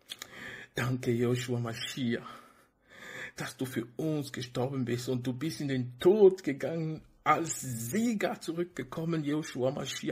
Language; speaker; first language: German; non-native, fluent; French